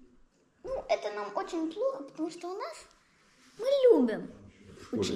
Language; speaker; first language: Russian; early bilingual, heritage; Russian